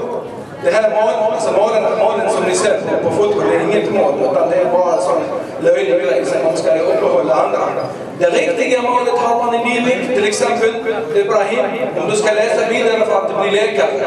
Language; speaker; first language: Swedish; early bilingual, other home language; Arabic